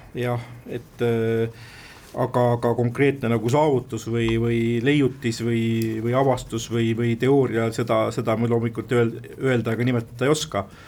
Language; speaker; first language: Estonian; native; Estonian